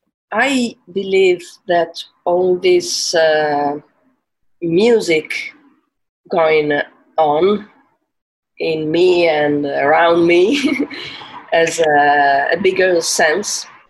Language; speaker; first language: English; non-native, fluent; Italian